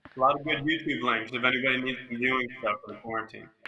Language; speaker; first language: English; native; English